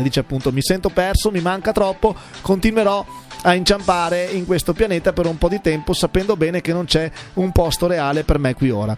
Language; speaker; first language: Italian; native; Italian